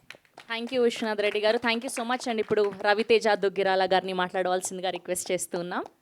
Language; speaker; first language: Telugu; native; Telugu